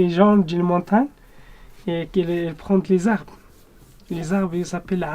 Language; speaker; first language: French; non-native, learner; Arabic